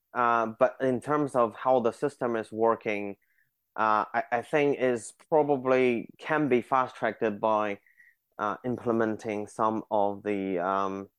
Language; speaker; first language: English; non-native, fluent; Chinese